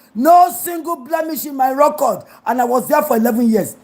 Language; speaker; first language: English; non-native, local second language; Yoruba